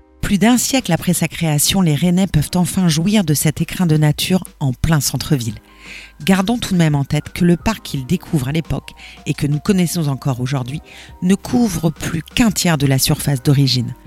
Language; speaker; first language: French; native; French